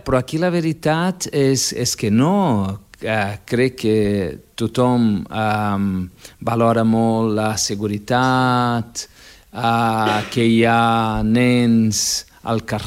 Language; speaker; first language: Catalan; non-native, fluent; Portuguese